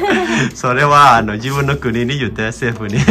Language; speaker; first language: Japanese; non-native, fluent; Vietnamese